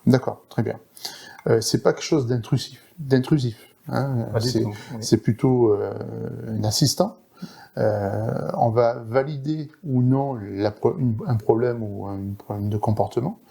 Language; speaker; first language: French; native; French